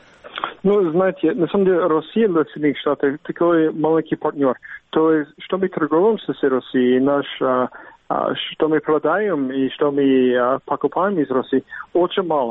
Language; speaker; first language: Russian; non-native, fluent; English